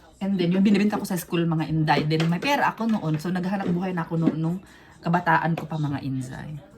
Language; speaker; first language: Filipino; non-native, local second language; Cebuano